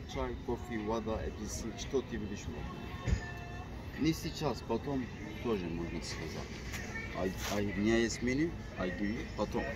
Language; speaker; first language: Russian; non-native, learner; Turkish